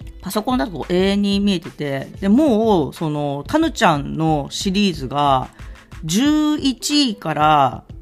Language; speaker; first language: Japanese; native; Japanese